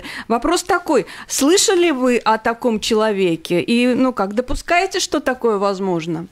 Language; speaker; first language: Russian; native; Russian